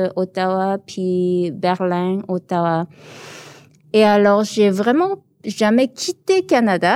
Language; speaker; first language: French; early bilingual, other home language; Korean